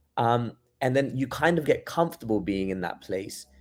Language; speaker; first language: English; native; English